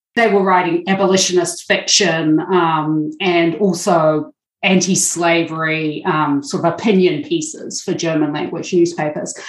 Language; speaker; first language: English; native; English